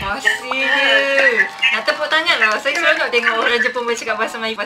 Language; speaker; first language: Malay; native; Malay